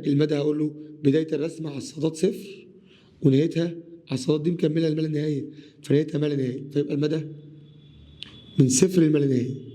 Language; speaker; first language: Arabic; native; Arabic